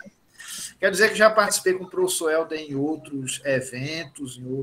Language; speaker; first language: Portuguese; native; Portuguese